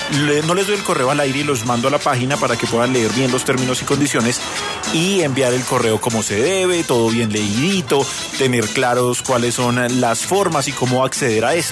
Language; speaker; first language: Spanish; native; Spanish